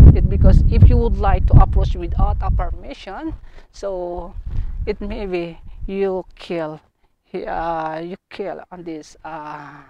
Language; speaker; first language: English; non-native, learner; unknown